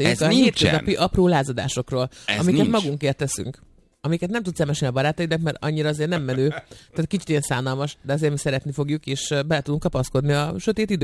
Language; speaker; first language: Hungarian; native; Hungarian